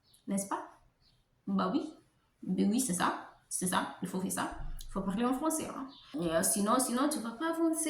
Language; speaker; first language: French; non-native, learner; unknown